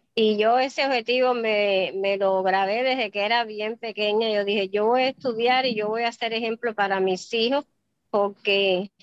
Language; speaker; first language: Spanish; native; Spanish